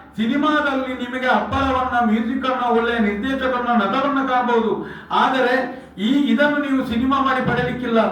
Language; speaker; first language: Kannada; non-native, local second language; Tulu